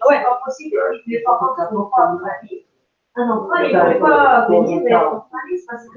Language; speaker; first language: French; non-native, learner; Russian